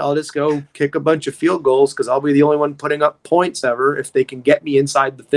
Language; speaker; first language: English; native; English